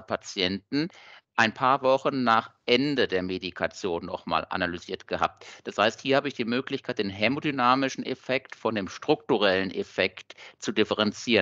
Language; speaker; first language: German; native; German